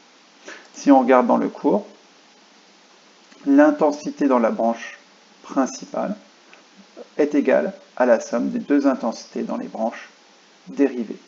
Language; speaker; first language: French; native; French